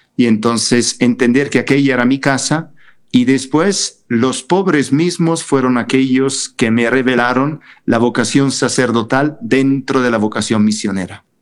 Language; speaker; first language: Spanish; non-native, fluent; Italian